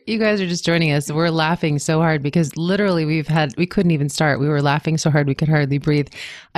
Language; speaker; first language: English; native; English